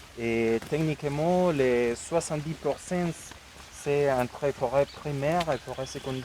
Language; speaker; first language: French; non-native, fluent; Spanish